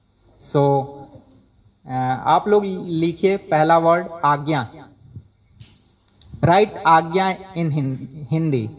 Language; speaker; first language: Hindi; native; Hindi